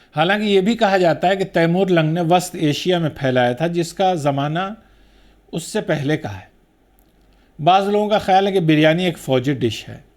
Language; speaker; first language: Urdu; native; Urdu